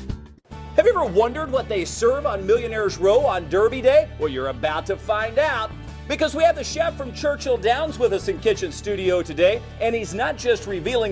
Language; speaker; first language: English; native; English